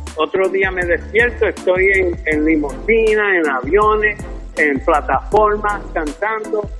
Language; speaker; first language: Spanish; early bilingual, heritage; Spanish